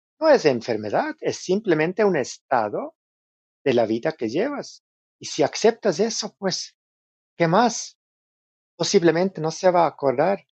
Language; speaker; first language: Spanish; non-native, fluent; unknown